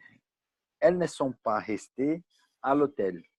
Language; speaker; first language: French; non-native, learner; Portuguese